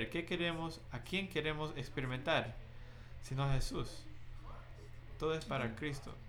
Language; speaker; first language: Spanish; non-native, fluent; English